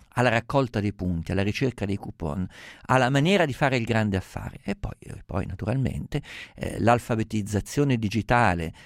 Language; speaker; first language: Italian; native; Italian